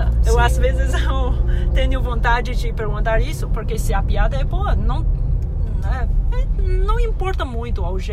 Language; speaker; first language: Portuguese; non-native, fluent; Chinese